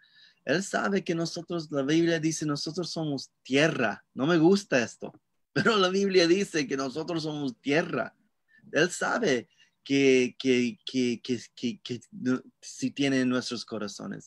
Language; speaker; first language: Spanish; non-native, learner; English